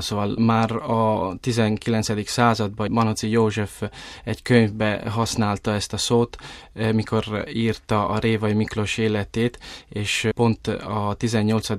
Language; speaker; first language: Hungarian; early bilingual, heritage; Italian